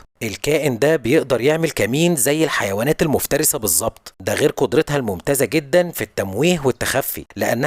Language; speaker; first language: Arabic; native; Arabic